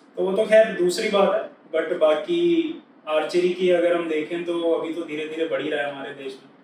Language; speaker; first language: Hindi; native; Hindi